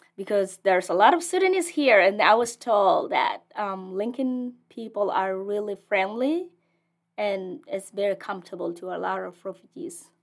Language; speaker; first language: English; non-native, fluent; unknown